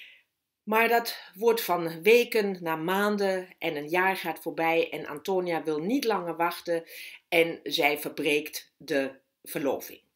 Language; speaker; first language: Dutch; non-native, fluent; German